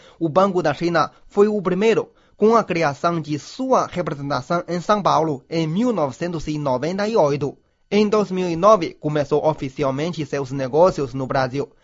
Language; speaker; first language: Portuguese; non-native, fluent; Chinese